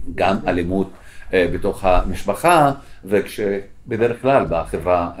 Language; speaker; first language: Hebrew; non-native, local second language; Arabic